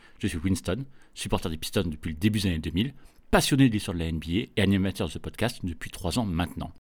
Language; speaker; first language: French; native; French